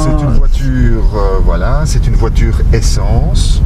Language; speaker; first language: French; native; French